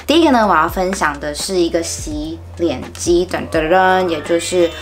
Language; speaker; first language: Chinese; early bilingual, heritage; Chinese